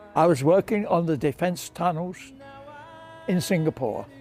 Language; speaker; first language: English; native; English